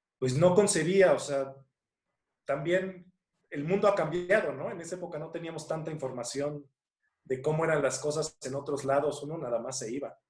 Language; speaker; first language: Spanish; native; Spanish